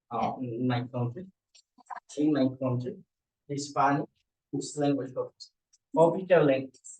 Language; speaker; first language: English; non-native, learner; Spanish